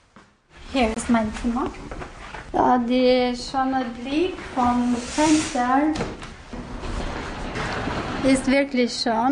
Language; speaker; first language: German; native; German